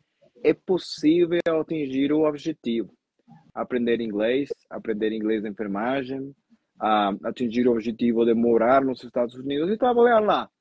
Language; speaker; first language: Portuguese; non-native, fluent; Spanish